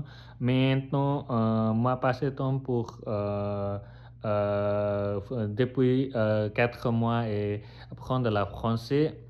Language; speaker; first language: French; non-native, learner; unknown